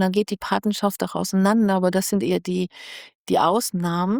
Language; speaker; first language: German; native; German